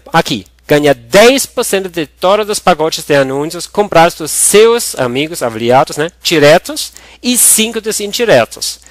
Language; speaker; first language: Portuguese; non-native, fluent; German